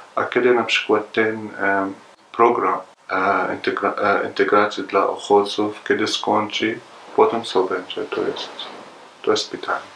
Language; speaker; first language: Polish; non-native, learner; Arabic